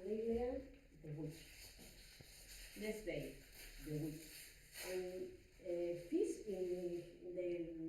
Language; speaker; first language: English; non-native, learner; Spanish